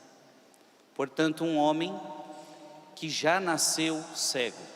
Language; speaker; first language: Portuguese; native; Portuguese